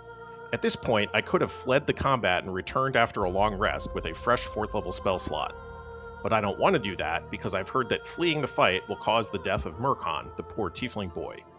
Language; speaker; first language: English; native; English